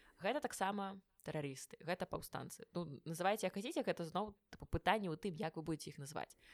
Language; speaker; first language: Belarusian; non-native, local second language; Russian